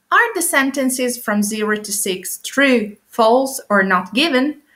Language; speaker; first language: English; non-native, fluent; Italian